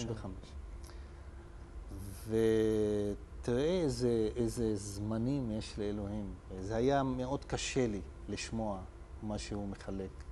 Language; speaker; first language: Hebrew; non-native, local second language; Arabic